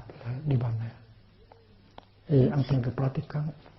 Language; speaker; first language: French; non-native, fluent; Vietnamese